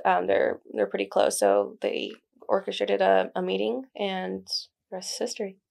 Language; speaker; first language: English; early bilingual, other home language; Spanish